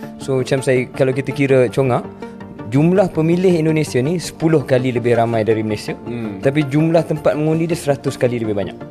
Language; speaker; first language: Malay; native; Malay